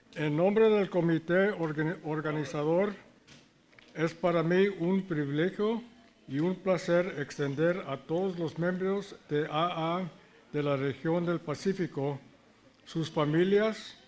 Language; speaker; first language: Spanish; early bilingual, heritage; Spanish